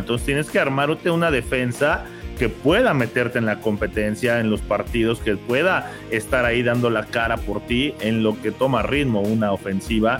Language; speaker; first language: Spanish; native; Spanish